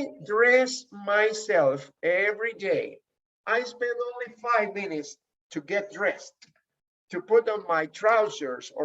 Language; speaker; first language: English; non-native, fluent; Spanish